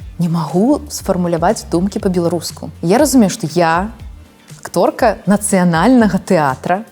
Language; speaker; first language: Belarusian; non-native, local second language; Russian